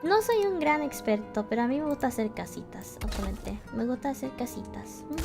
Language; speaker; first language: Spanish; early bilingual, heritage; Spanish